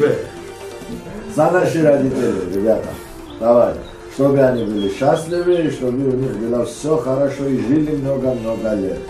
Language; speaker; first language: Russian; non-native, learner; Georgian